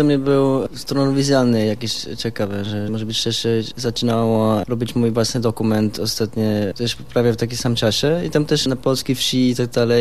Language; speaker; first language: Polish; non-native, learner; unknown